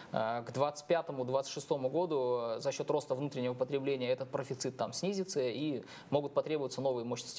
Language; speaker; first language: Russian; native; Russian